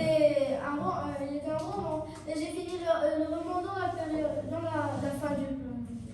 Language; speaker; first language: French; non-native, learner; Arabic